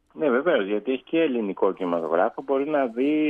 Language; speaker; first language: Greek; early bilingual, other home language; English